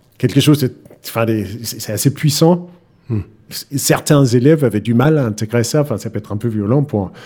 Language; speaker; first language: French; non-native, fluent; Danish